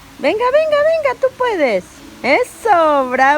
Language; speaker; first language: Spanish; native; Spanish